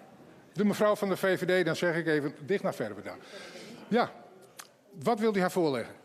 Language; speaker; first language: Dutch; non-native, local second language; Western Frisian